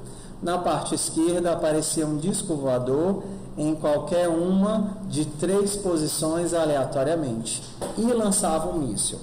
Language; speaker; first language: Portuguese; native; Portuguese